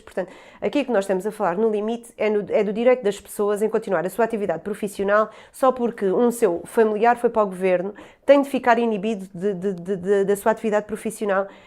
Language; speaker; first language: Portuguese; native; Portuguese